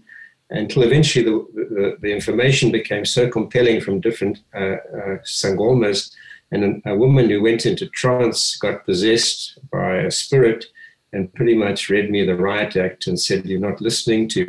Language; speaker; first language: English; native; English